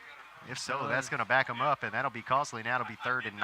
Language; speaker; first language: English; native; English